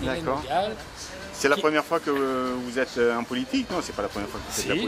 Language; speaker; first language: French; native; French